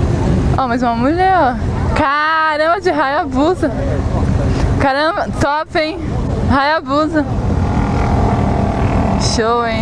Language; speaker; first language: Portuguese; native; Portuguese